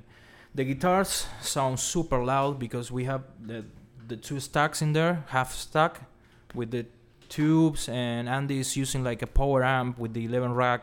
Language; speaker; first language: English; non-native, fluent; Spanish